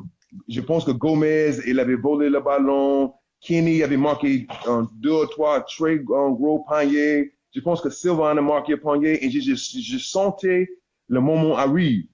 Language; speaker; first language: French; non-native, learner; English